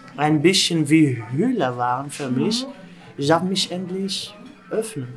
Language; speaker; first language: German; non-native, fluent; Indonesian